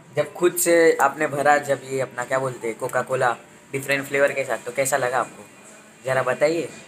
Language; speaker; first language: Hindi; non-native, local second language; Gujarati